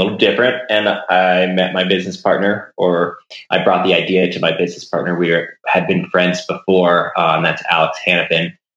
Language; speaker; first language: English; native; English